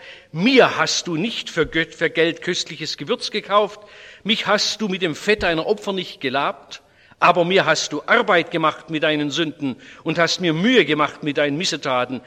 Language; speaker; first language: German; native; German